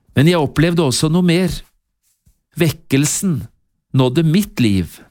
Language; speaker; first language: Norwegian; native; Norwegian